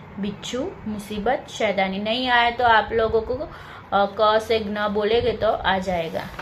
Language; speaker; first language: Hindi; non-native, local second language; Gujarati